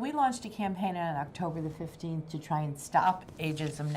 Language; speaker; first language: English; native; English